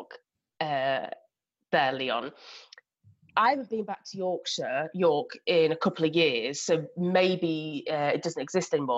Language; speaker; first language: English; native; English